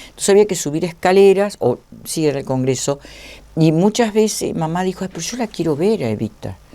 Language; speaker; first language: Spanish; native; Spanish